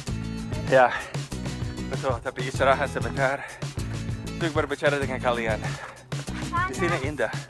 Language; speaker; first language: Indonesian; non-native, fluent; English